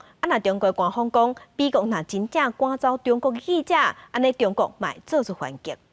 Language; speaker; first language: Chinese; native; Chinese